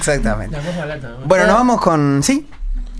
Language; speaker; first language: Spanish; native; Spanish